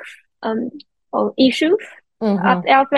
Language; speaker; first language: English; non-native, fluent; Chinese